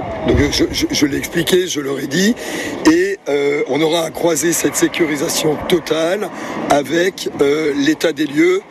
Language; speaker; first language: French; native; French